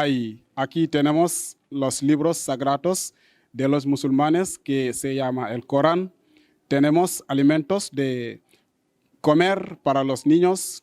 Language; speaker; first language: Spanish; non-native, learner; Wolof